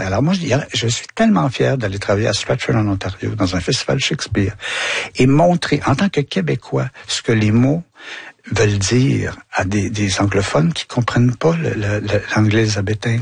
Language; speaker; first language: French; native; French